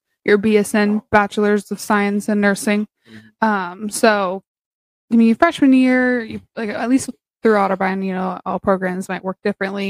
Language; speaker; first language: English; native; English